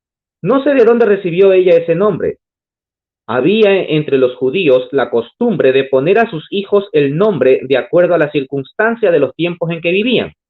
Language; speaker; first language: Spanish; native; Spanish